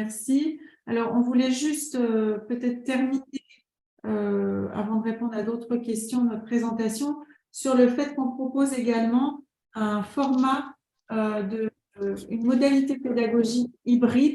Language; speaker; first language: French; native; French